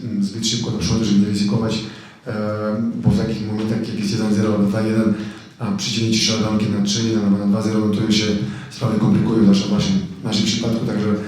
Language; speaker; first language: Polish; non-native, fluent; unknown